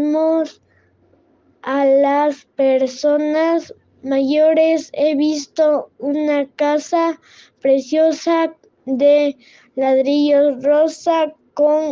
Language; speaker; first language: Spanish; non-native, learner; French